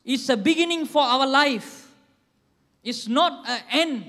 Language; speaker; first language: English; non-native, local second language; Tamil